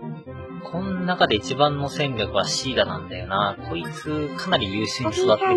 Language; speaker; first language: Japanese; native; Japanese